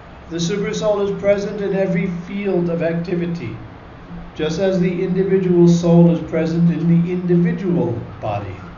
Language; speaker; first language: English; native; English